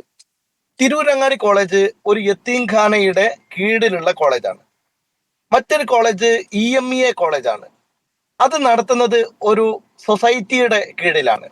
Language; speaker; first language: Malayalam; native; Malayalam